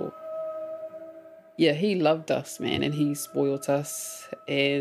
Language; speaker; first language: English; non-native, local second language; Māori